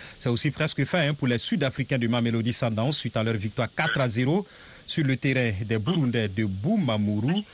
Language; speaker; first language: French; non-native, local second language; Mossi